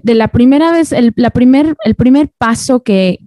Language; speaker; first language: Spanish; native; Spanish